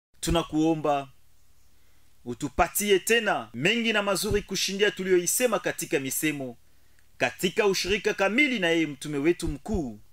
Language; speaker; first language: Swahili; native; Swahili